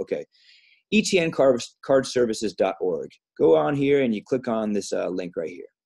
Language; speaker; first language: English; native; English